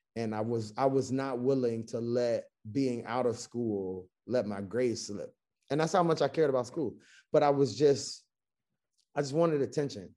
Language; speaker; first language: English; native; English